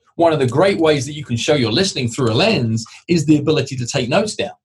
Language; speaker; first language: English; native; English